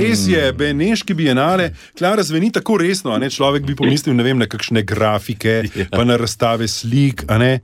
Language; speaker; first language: Slovenian; native; Slovenian